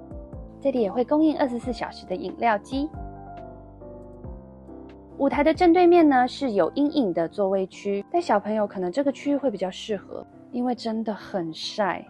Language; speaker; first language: Chinese; native; Chinese